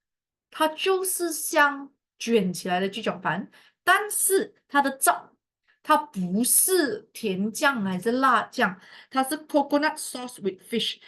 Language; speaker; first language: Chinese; native; Chinese